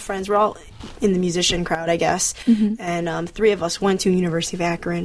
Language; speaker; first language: English; early bilingual, other home language; Chinese